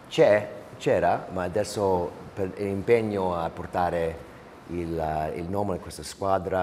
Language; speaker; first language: Italian; early bilingual, heritage; English